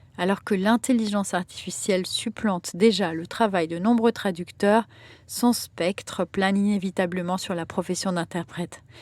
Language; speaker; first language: French; native; French